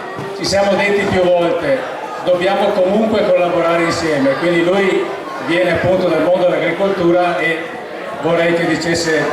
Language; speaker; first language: Italian; native; Italian